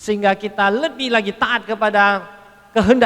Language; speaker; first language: Indonesian; native; Indonesian